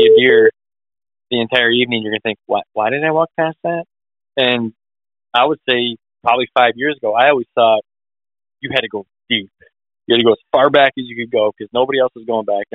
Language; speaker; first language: English; native; English